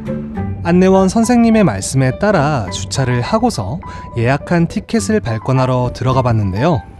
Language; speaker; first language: Korean; native; Korean